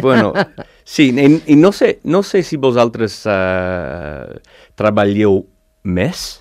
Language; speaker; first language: Catalan; non-native, learner; English